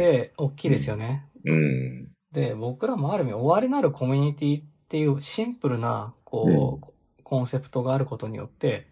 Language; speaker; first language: Japanese; native; Japanese